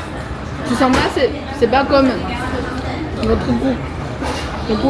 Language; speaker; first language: French; non-native, learner; Chinese